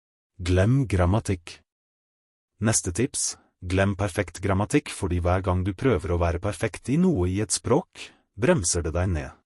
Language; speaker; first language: Norwegian; non-native, fluent; Russian